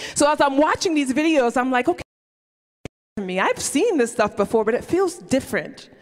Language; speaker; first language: English; early bilingual, other home language; Yoruba